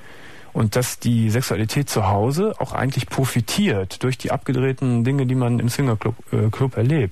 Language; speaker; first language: German; native; German